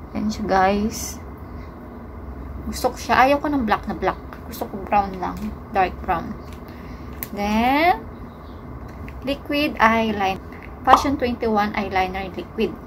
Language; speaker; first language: Filipino; non-native, local second language; Bikol